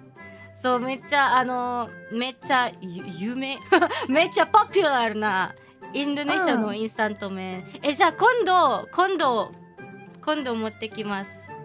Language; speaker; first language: Japanese; non-native, fluent; Indonesian